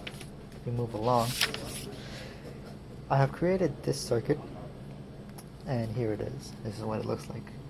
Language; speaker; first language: English; native; English